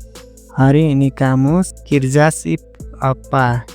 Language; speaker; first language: Indonesian; non-native, learner; Nepali